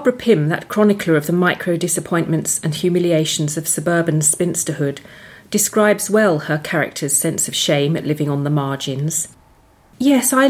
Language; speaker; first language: English; native; English